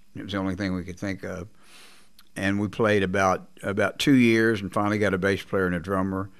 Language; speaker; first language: English; native; English